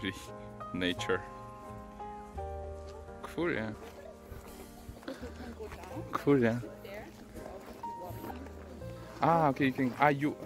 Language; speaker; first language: English; non-native, learner; Korean